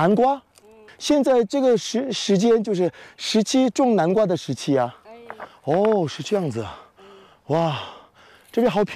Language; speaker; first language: Chinese; non-native, fluent; Korean